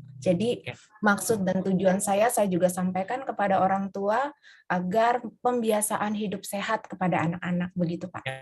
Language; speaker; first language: Indonesian; native; Indonesian